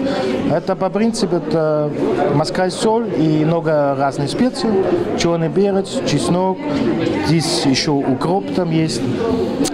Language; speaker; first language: Russian; non-native, learner; German